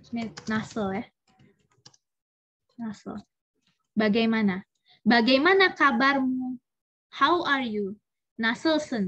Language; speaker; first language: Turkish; non-native, learner; Indonesian